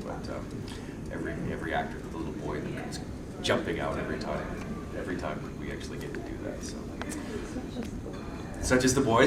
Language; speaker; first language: English; native; English